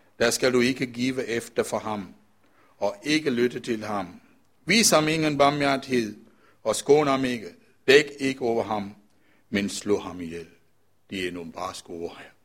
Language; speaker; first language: Danish; non-native, fluent; Sinhala